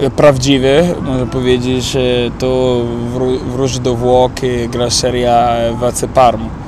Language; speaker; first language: Polish; non-native, learner; Italian